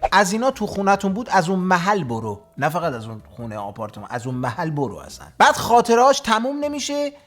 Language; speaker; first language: Persian; early bilingual, heritage; Persian